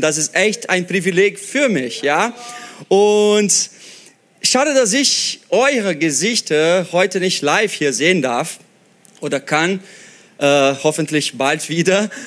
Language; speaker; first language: German; non-native, fluent; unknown